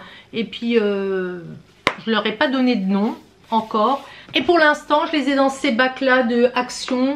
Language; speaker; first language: French; native; French